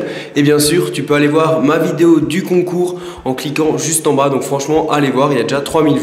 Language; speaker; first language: French; native; French